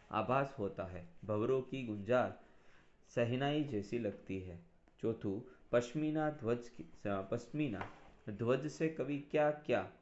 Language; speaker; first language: Hindi; non-native, local second language; Gujarati